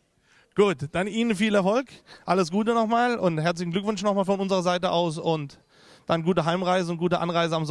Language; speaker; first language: German; native; German